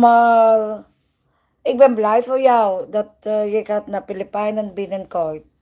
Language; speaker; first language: Dutch; non-native, learner; Filipino